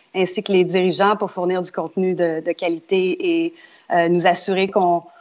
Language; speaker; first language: French; native; French